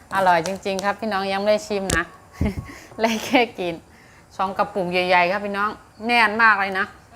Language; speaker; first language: Thai; native; Thai